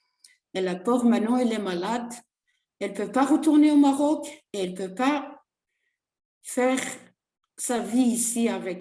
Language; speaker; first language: French; non-native, learner; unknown